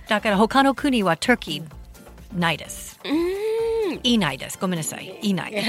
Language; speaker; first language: Japanese; non-native, fluent; English